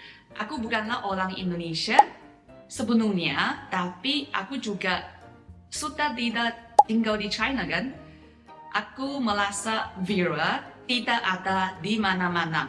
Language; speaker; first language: Indonesian; non-native, fluent; Chinese